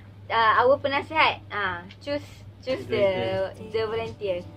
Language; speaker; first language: English; non-native, learner; Malay